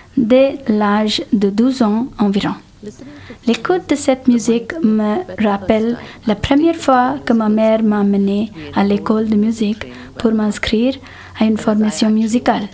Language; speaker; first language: French; non-native, fluent; Telugu